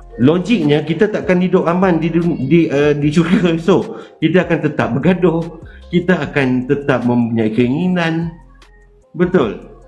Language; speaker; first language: Malay; native; Malay